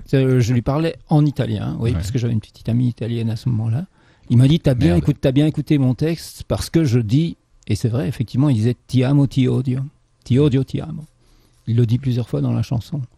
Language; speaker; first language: French; native; French